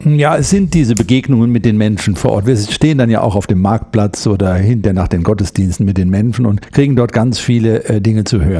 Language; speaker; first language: German; native; German